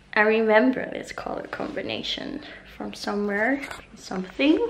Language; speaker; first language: English; non-native, fluent; Dutch